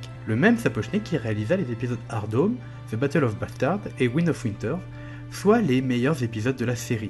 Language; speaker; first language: French; native; French